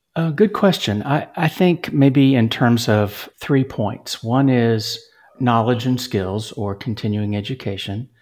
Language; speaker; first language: English; native; English